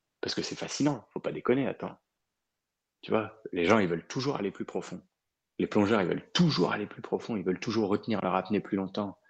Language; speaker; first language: French; early bilingual, other home language; Arabic